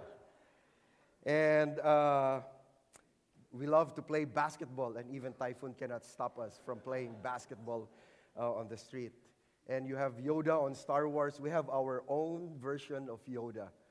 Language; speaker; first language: English; non-native, local second language; Filipino